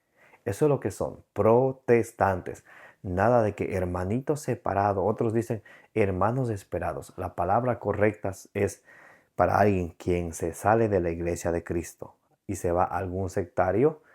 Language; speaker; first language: Spanish; native; Spanish